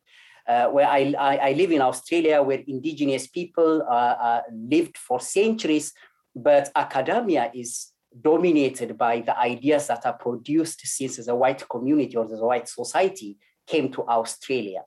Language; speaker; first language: English; non-native, fluent; Amharic